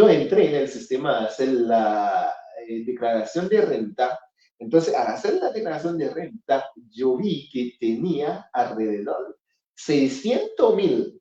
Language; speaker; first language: Spanish; non-native, fluent; Haitian Creole